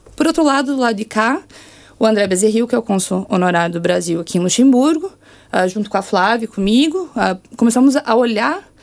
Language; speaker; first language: Portuguese; native; Portuguese